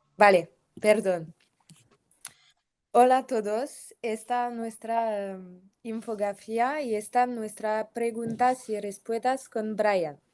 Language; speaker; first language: Spanish; non-native, learner; French